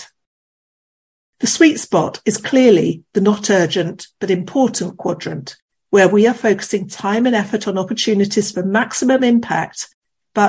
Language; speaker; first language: English; native; English